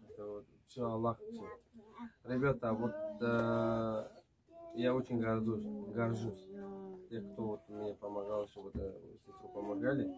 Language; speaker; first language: Russian; non-native, learner; Tajik